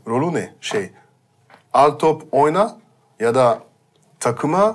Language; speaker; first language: Turkish; non-native, fluent; French